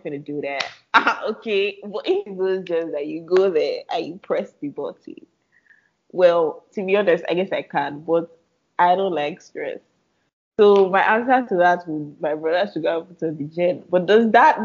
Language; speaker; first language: English; non-native, local second language; Yoruba